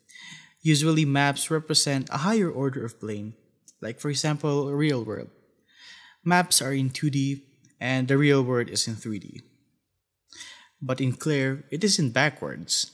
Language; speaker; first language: English; non-native, fluent; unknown